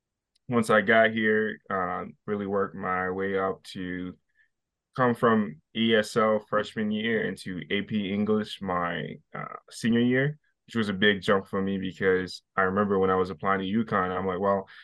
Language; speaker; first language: English; non-native, fluent; Haitian Creole